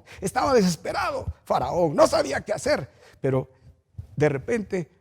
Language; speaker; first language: Spanish; native; Spanish